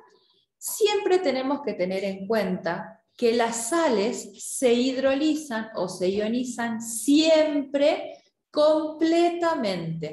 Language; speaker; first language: Spanish; native; Spanish